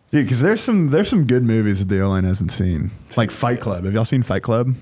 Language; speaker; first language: English; native; English